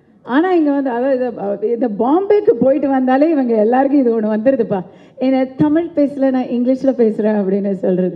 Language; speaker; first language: Tamil; native; Tamil